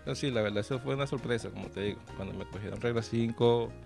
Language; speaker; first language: Spanish; native; Spanish